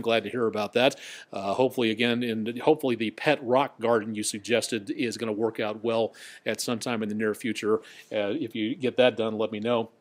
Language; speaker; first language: English; native; English